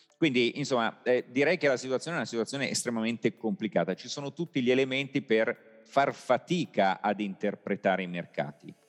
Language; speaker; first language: Italian; native; Italian